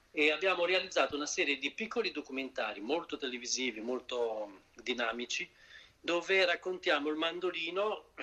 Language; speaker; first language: Italian; native; Italian